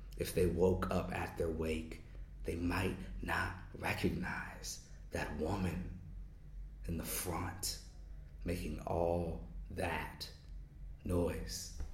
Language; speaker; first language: English; native; English